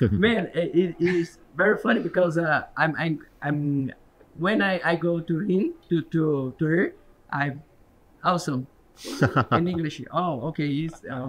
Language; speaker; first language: English; non-native, learner; Portuguese